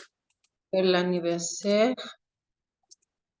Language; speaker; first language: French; non-native, learner; Spanish